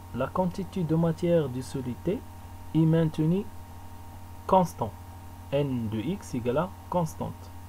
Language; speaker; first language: French; non-native, local second language; Arabic